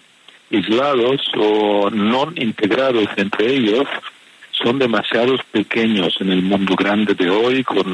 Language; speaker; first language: Spanish; non-native, fluent; Italian